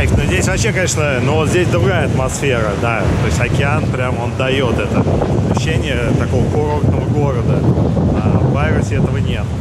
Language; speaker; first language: Russian; native; Russian